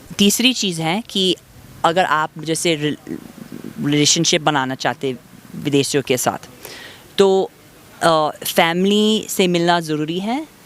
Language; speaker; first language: Hindi; non-native, fluent; English